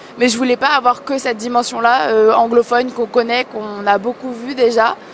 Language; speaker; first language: French; native; French